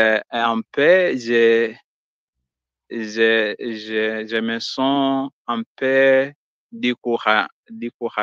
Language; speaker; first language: French; non-native, learner; Swahili